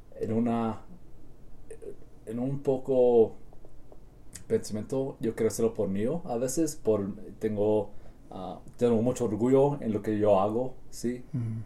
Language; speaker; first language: Spanish; early bilingual, heritage; Spanish